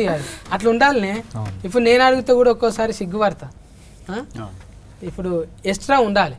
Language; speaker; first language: Telugu; native; Telugu